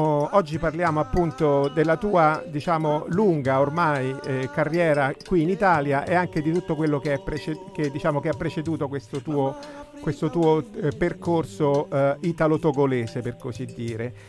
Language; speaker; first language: Italian; native; Italian